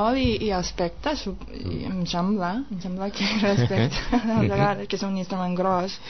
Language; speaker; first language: Catalan; non-native, fluent; Japanese